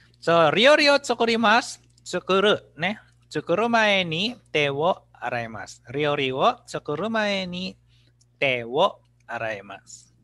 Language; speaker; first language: Japanese; non-native, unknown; Filipino